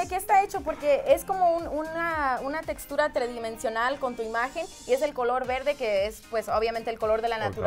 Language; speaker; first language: Spanish; native; Spanish